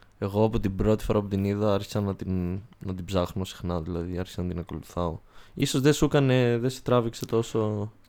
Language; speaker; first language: Greek; native; Greek